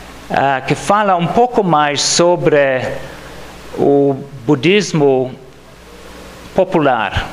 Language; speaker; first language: Portuguese; non-native, fluent; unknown